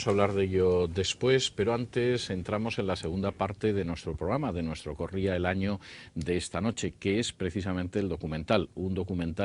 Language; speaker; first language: Spanish; native; Spanish